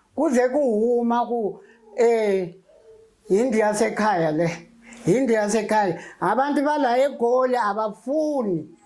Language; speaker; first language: Zulu; native; Zulu